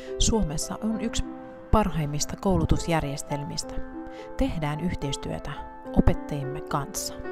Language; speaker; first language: Finnish; non-native, fluent; English